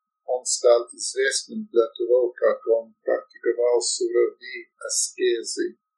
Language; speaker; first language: Russian; non-native, learner; English